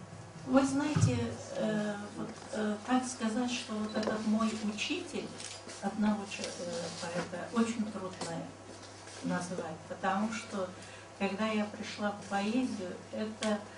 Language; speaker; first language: Russian; non-native, local second language; Karachay-Balkar